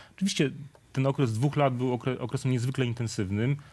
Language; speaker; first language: Polish; native; Polish